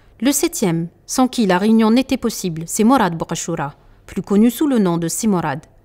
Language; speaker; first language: French; non-native, local second language; Arabic